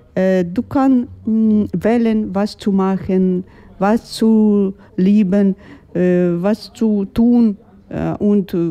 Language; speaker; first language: German; non-native, learner; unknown